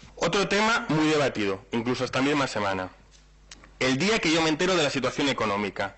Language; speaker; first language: Spanish; native; Spanish